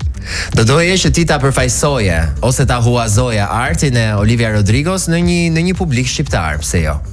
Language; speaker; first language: Albanian; native; Albanian